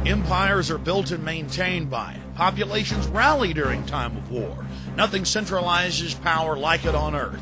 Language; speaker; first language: English; native; English